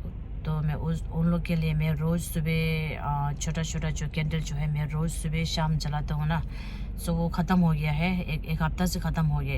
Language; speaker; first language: Hindi; non-native, local second language; Tibetan